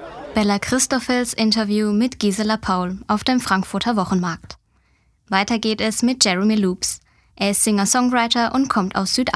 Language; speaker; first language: German; native; German